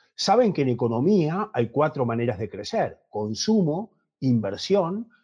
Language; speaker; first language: Spanish; native; Spanish